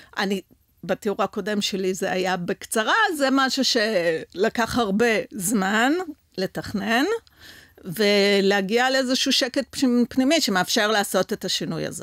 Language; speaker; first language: Hebrew; early bilingual, other home language; French